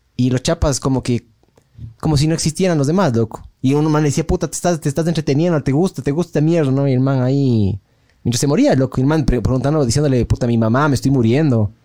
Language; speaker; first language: Spanish; native; Spanish